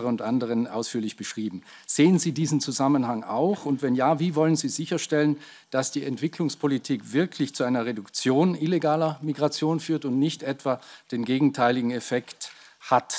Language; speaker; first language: German; native; German